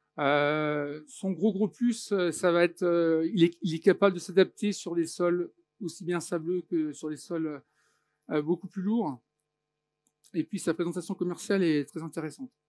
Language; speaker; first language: French; native; French